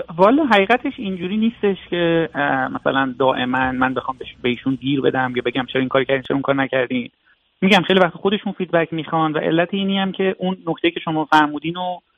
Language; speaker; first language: Persian; native; Persian